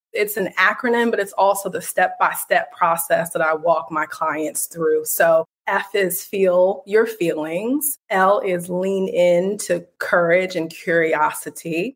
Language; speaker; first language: English; native; English